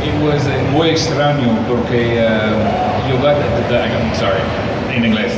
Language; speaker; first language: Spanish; non-native, learner; English